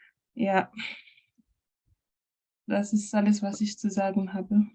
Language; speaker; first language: German; non-native, fluent; French